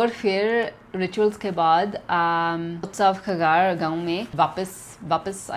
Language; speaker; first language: Hindi; non-native, learner; English